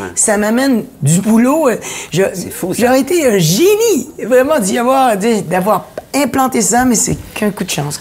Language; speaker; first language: French; native; French